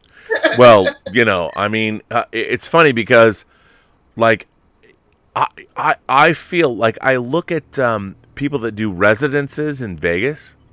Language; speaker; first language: English; native; English